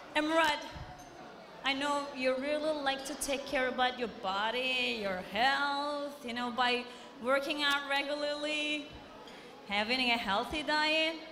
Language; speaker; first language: English; non-native, fluent; Turkish